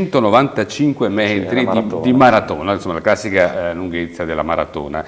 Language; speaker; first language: Italian; native; Italian